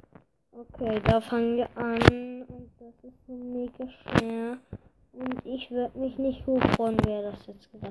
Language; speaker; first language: German; early bilingual, other home language; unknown